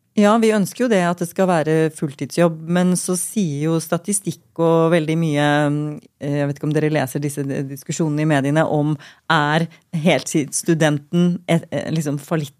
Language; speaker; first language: Norwegian; native; Norwegian